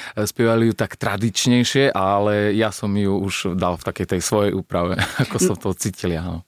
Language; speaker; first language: Slovak; non-native, local second language; Rusyn